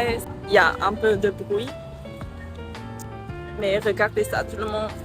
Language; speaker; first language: French; non-native, learner; Thai